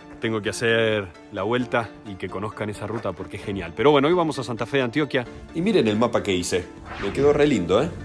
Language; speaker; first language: Spanish; native; Spanish